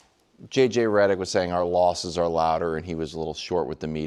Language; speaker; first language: English; native; English